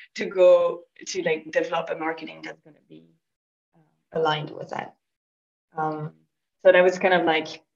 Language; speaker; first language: English; non-native, fluent; French